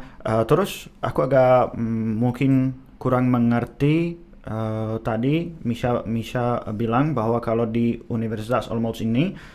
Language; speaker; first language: Indonesian; non-native, fluent; Czech